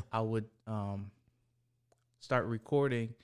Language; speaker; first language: English; early bilingual, other home language; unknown